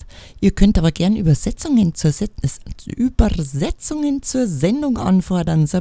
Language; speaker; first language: German; native; German